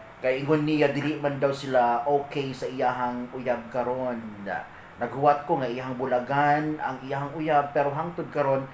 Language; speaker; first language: Cebuano; native; Cebuano